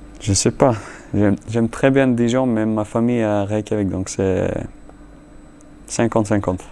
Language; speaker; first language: French; non-native, learner; Icelandic